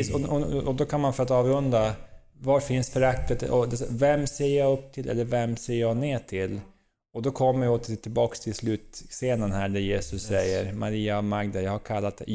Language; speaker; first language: Swedish; native; Swedish